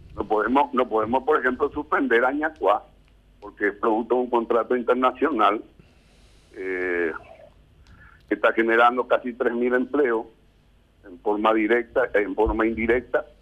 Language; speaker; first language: Spanish; native; Spanish